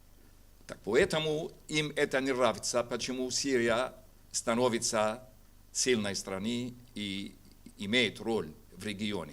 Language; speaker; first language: Russian; non-native, fluent; Arabic